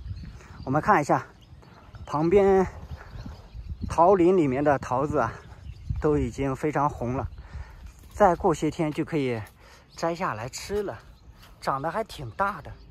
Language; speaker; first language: Chinese; native; Chinese